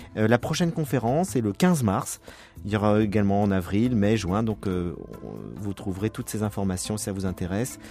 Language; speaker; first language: French; native; French